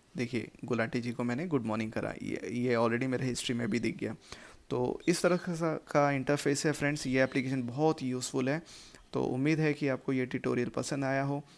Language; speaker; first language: Hindi; native; Hindi